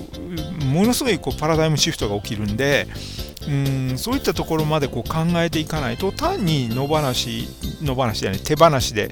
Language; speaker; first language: Japanese; native; Japanese